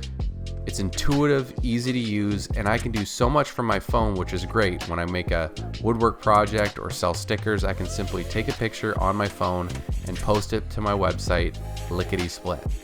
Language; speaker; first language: English; native; English